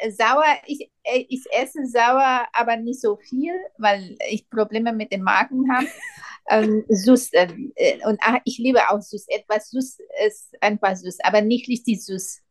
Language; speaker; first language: German; non-native, learner; Indonesian